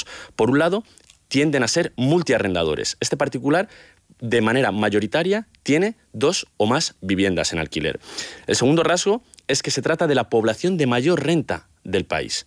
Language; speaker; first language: Spanish; native; Spanish